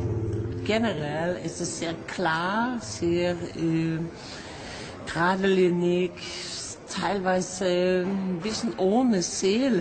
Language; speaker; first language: German; non-native, fluent; Norwegian